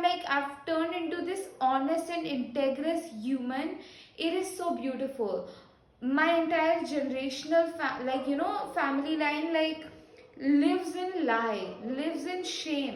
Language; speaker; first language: English; non-native, local second language; Hindi